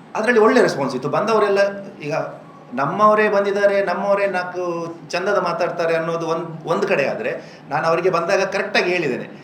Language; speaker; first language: Kannada; non-native, local second language; Tulu